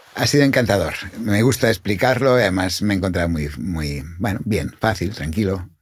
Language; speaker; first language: Spanish; non-native, local second language; Catalan